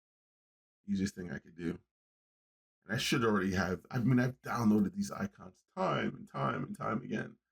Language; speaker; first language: English; native; English